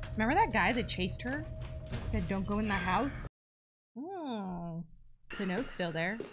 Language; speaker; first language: English; native; English